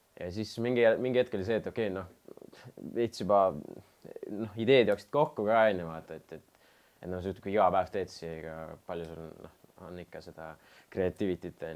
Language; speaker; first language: Estonian; non-native, local second language; Russian